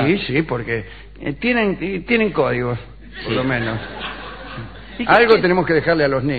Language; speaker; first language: Spanish; native; Spanish